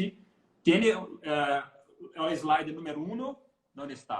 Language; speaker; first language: Spanish; non-native, learner; Portuguese